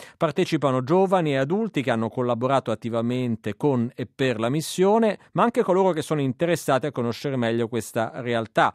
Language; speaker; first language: Italian; native; Italian